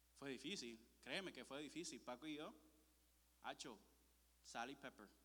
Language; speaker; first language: Spanish; early bilingual, heritage; Spanish